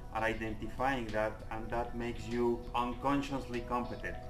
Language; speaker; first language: English; non-native, fluent; Spanish